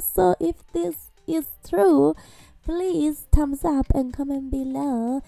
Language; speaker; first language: English; non-native, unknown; Italian